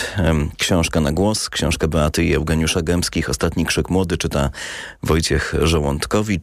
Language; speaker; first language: Polish; native; Polish